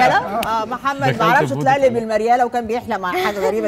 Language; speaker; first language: Arabic; native; Arabic